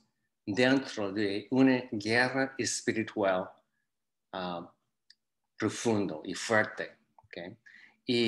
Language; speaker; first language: Spanish; non-native, fluent; English